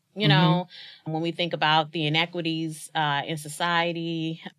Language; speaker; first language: English; native; English